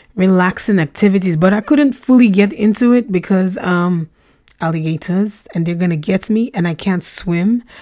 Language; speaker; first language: English; non-native, local second language; Russian